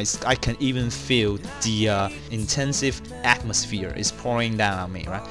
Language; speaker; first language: English; non-native, fluent; Chinese